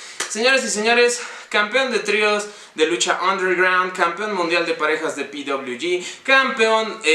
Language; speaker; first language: Spanish; native; Spanish